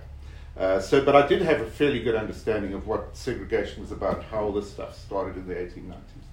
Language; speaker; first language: English; native; English